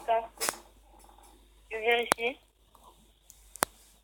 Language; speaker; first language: French; native; French